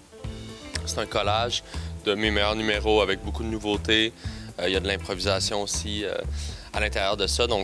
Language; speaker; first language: French; native; French